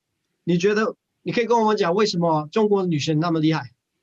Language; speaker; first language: Chinese; early bilingual, heritage; English